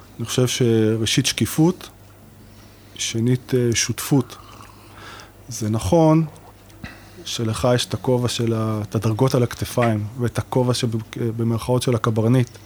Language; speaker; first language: Hebrew; native; Hebrew